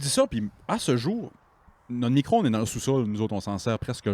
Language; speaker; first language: French; native; French